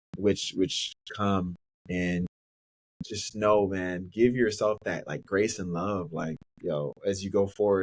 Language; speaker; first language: English; native; English